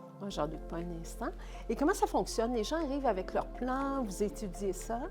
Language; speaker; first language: French; native; French